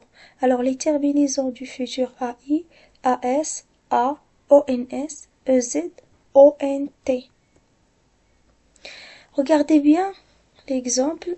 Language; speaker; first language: French; non-native, local second language; Arabic